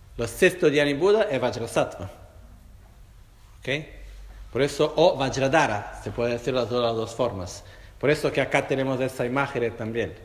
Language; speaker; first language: Spanish; non-native, fluent; Portuguese